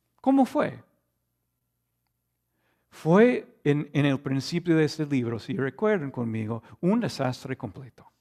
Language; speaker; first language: Spanish; non-native, fluent; English